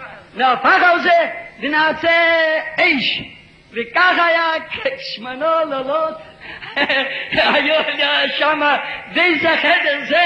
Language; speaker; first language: Hebrew; non-native, fluent; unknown